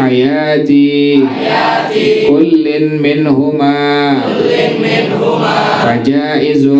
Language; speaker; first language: Arabic; non-native, fluent; Indonesian